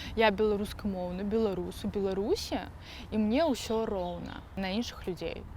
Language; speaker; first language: Belarusian; non-native, local second language; Russian